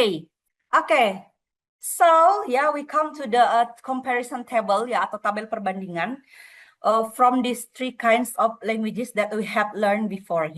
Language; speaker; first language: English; non-native, fluent; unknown